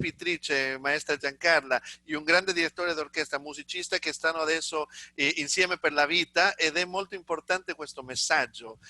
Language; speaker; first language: Italian; non-native, fluent; Spanish